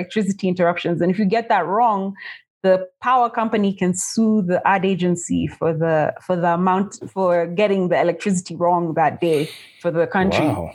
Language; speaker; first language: English; non-native, local second language; Kamba